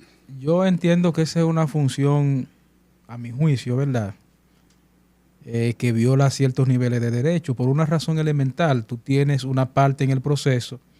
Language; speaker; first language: Spanish; native; Spanish